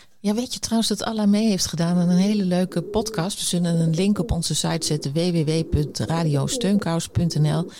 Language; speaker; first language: Dutch; native; Dutch